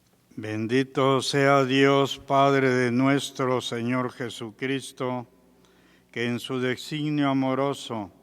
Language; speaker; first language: Spanish; native; Spanish